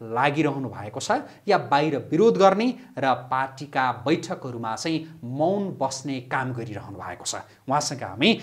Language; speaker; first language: Nepali; native; Nepali